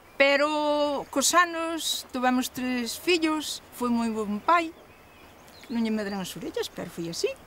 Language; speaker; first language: Galician; native; Galician